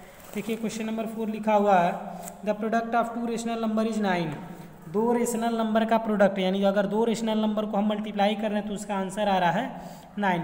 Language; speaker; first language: Hindi; native; Hindi